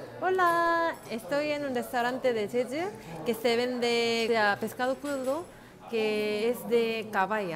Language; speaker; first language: Spanish; non-native, learner; Korean